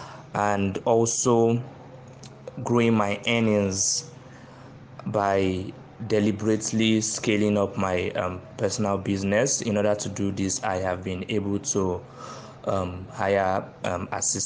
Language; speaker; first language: English; non-native, local second language; Igbo